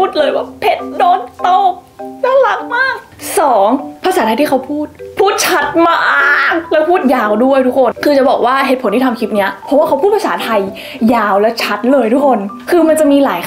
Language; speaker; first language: Thai; native; Thai